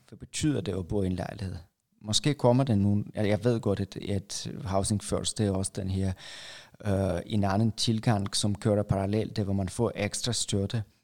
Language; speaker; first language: Danish; non-native, fluent; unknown